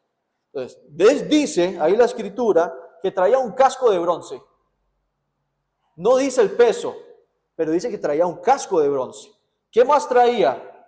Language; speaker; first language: Spanish; native; Spanish